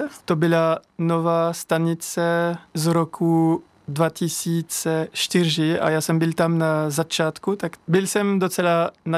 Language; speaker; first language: Czech; non-native, fluent; French